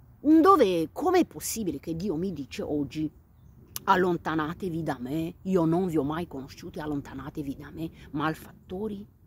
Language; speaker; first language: Italian; non-native, fluent; Romanian